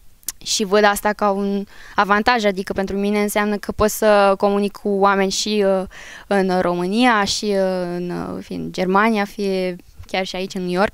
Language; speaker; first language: Romanian; early bilingual, heritage; Romanian